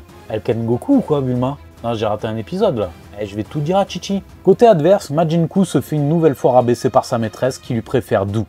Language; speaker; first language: French; native; French